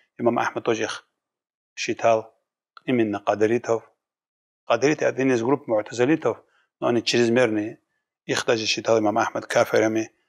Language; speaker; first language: Russian; non-native, local second language; Kumyk